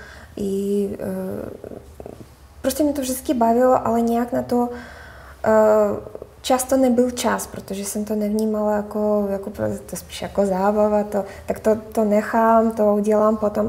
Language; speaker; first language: Czech; non-native, fluent; Russian